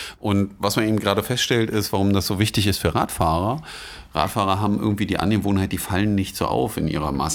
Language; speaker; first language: German; native; German